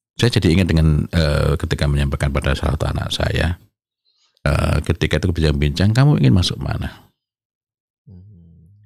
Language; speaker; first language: Indonesian; native; Indonesian